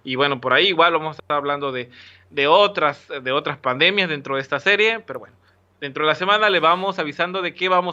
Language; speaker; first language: Spanish; native; Spanish